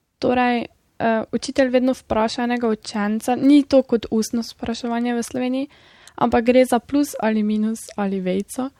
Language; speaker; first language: Slovenian; native; Slovenian